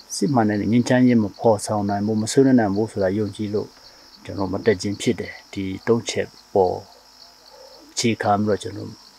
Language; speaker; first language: Burmese; non-native, local second language; Shwe Palaung